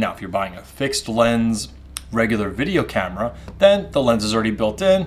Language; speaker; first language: English; native; English